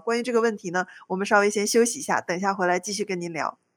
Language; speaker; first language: Chinese; native; Chinese